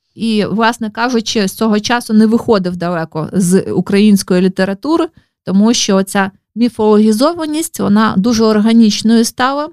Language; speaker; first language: Ukrainian; non-native, local second language; Russian